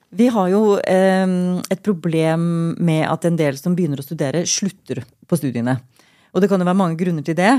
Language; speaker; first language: Norwegian; native; Norwegian